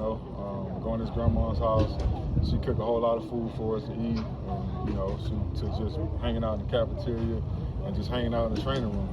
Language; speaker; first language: English; native; English